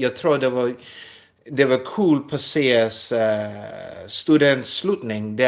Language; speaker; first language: Swedish; non-native, learner; English